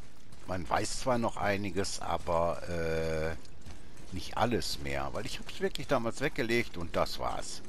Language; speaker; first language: German; native; German